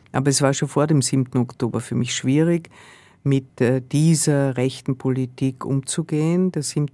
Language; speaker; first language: German; native; German